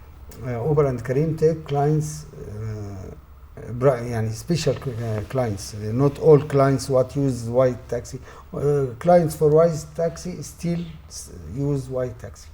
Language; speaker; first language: English; non-native, learner; Arabic